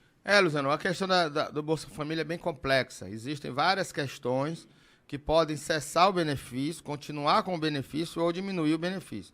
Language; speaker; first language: Portuguese; native; Portuguese